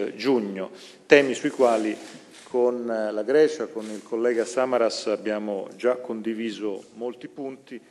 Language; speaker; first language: Italian; native; Italian